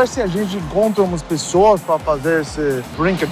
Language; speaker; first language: Portuguese; non-native, learner; English